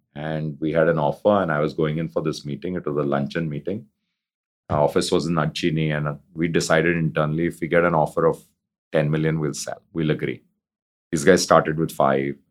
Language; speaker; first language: English; non-native, local second language; Hindi